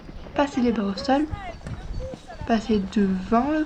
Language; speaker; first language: French; native; French